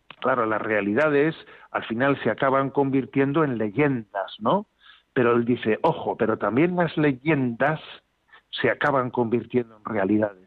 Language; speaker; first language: Spanish; native; Spanish